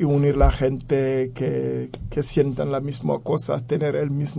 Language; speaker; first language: Spanish; non-native, fluent; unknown